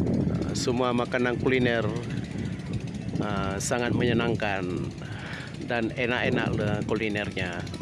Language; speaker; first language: Indonesian; non-native, local second language; Achinese